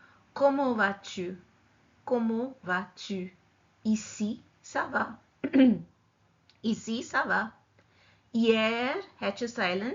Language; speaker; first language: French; non-native, fluent; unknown